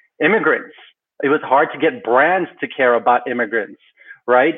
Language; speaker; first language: English; early bilingual, other home language; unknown